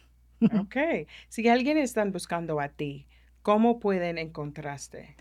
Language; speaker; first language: Spanish; early bilingual, heritage; Spanish